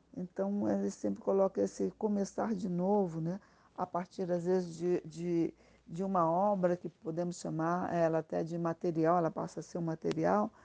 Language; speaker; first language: Portuguese; native; Portuguese